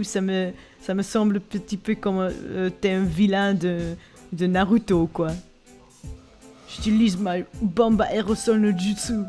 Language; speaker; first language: French; non-native, learner; Dutch